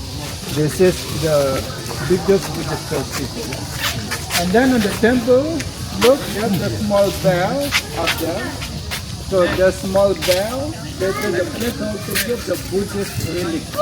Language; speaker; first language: English; non-native, learner; Indonesian